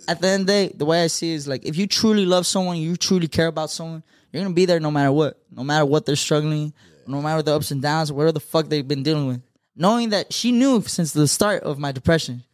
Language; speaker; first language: English; early bilingual, other home language; Spanish